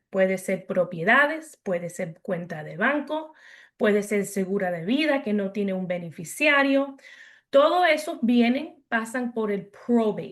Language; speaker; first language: Spanish; early bilingual, heritage; English